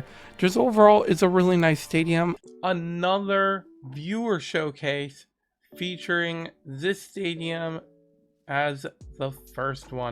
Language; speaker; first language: English; native; English